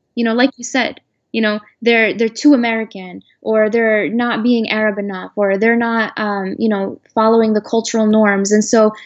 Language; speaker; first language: English; native; English